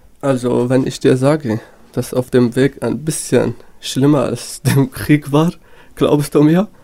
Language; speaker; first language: German; non-native, fluent; Kurdish